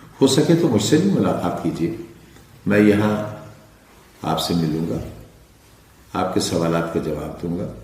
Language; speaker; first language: Urdu; native; Urdu